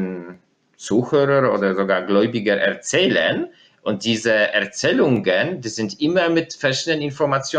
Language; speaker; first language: German; non-native, fluent; Polish